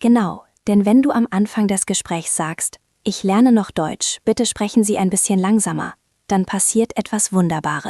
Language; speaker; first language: German; non-native, fluent; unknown